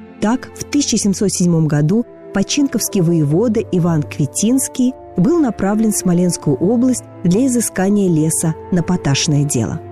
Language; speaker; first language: Russian; native; Russian